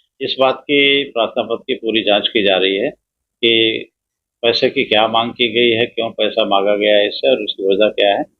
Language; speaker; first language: Hindi; native; Hindi